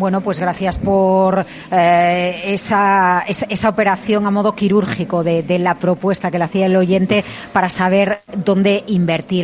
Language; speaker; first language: Spanish; native; Spanish